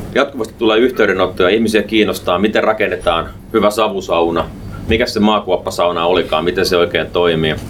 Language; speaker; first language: Finnish; native; Finnish